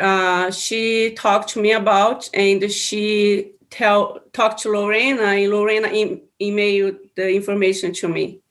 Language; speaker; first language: English; non-native, learner; Portuguese